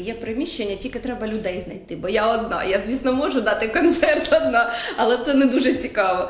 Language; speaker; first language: Ukrainian; native; Ukrainian